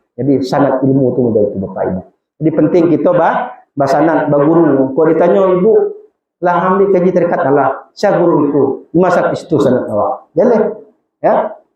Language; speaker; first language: Malay; non-native, local second language; Minangkabau